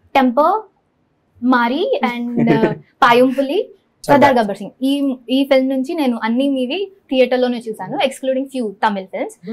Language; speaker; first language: Telugu; native; Telugu